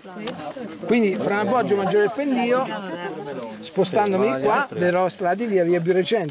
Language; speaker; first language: Italian; native; Italian